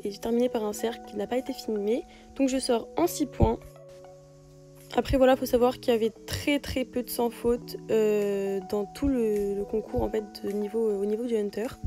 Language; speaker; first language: French; native; French